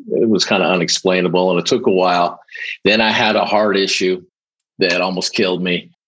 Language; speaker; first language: English; early bilingual, other home language; Polish